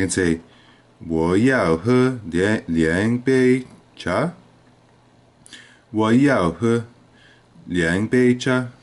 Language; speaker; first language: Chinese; non-native, learner; English